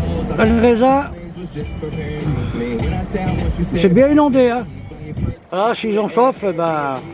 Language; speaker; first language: French; native; French